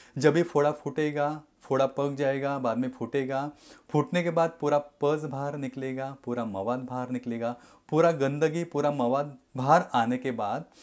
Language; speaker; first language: Hindi; non-native, local second language; Marathi